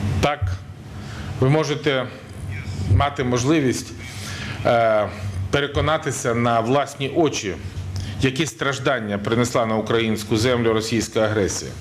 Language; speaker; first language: Ukrainian; native; Ukrainian